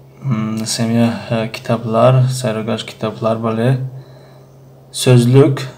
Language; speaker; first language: Turkish; non-native, fluent; Tajik